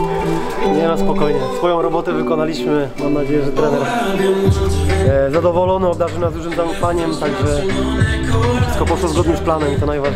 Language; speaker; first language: Polish; native; Polish